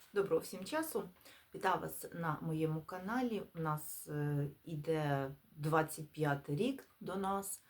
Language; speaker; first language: Ukrainian; non-native, local second language; Russian